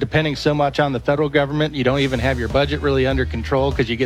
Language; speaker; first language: English; native; English